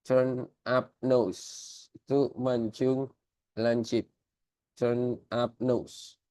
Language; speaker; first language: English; non-native, fluent; Indonesian